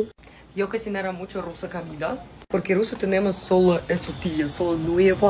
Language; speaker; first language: Spanish; non-native, learner; Russian